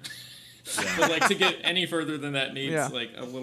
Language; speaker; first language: English; native; English